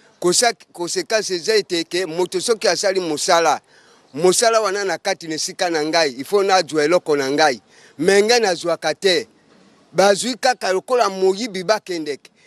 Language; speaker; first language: Lingala; non-native, local second language; Mongo